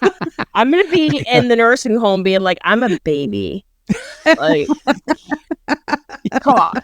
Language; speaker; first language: English; native; English